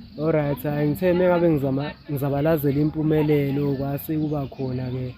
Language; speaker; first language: Zulu; native; Zulu